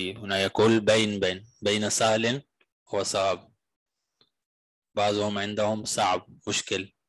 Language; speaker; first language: Arabic; non-native, fluent; Urdu